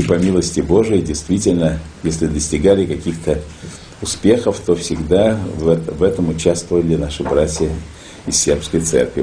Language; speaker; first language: Russian; native; Russian